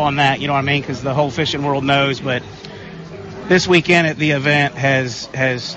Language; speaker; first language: English; native; English